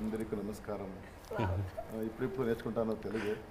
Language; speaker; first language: Telugu; non-native, learner; Kannada